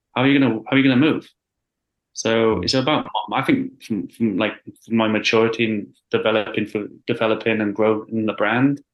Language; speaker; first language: English; native; English